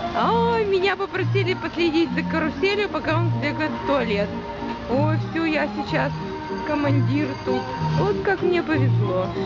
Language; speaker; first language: Russian; native; Russian